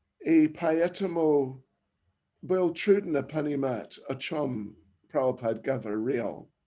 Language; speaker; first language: Russian; non-native, learner; English